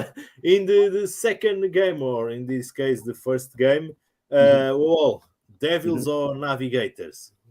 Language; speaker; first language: English; non-native, learner; Portuguese